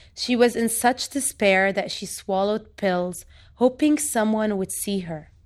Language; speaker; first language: English; non-native, fluent; Arabic